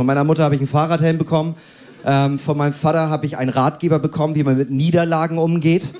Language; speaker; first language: German; native; German